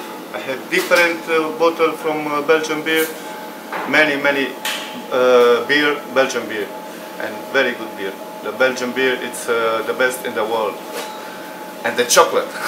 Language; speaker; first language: English; non-native, learner; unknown